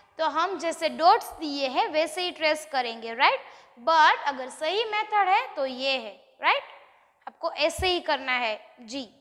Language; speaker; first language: Hindi; non-native, local second language; Gujarati